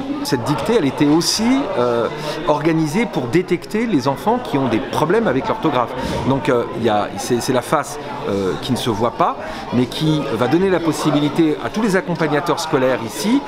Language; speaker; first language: French; native; French